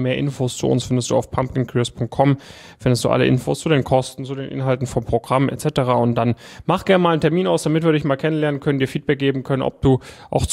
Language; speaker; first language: German; native; German